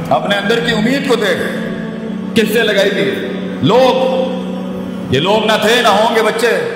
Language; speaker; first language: Urdu; non-native, local second language; Punjabi